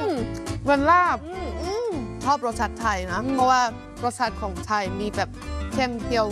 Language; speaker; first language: Thai; non-native, fluent; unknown